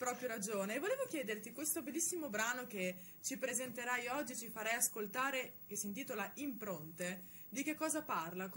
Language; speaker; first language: Italian; native; Italian